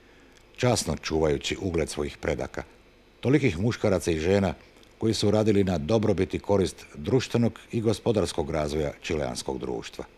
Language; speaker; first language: Bosnian; native; Bosnian